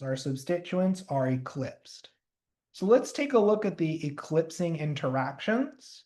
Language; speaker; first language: English; native; English